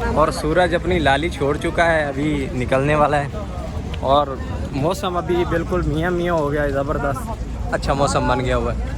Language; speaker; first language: Urdu; non-native, local second language; Punjabi